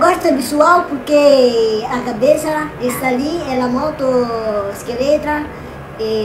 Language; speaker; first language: Portuguese; non-native, learner; Italian